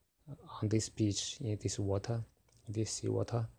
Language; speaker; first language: English; non-native, fluent; Chinese